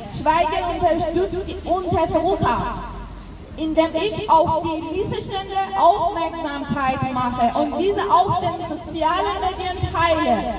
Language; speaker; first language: German; non-native, local second language; Persian